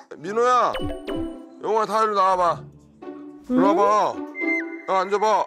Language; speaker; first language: Korean; native; Korean